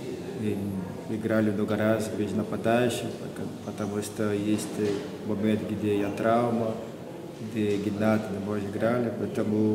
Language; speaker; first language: Russian; non-native, learner; Portuguese